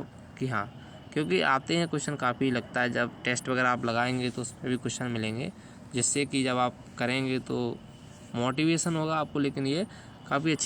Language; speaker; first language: Hindi; native; Hindi